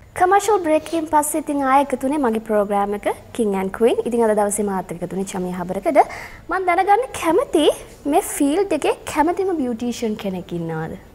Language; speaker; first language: Sinhala; native; Sinhala